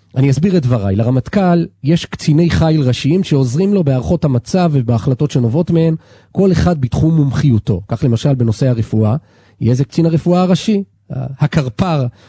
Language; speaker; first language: Hebrew; native; Hebrew